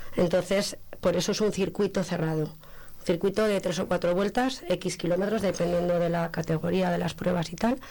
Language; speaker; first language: Spanish; native; Spanish